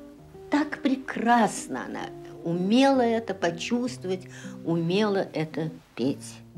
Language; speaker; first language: Russian; native; Russian